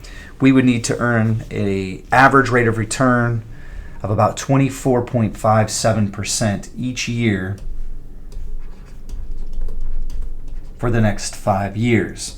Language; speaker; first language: English; native; English